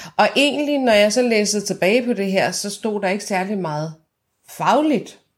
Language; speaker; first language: Danish; early bilingual, other home language; Persian